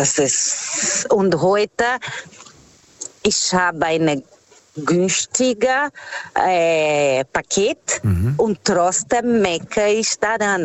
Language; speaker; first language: German; non-native, fluent; Portuguese